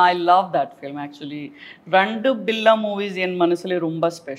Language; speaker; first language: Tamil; non-native, learner; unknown